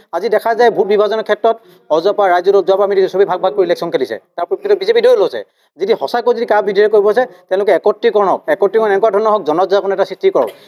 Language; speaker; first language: Assamese; native; Assamese